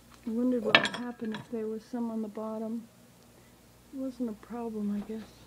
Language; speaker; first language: English; native; English